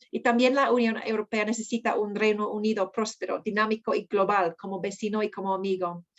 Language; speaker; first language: Spanish; non-native, fluent; English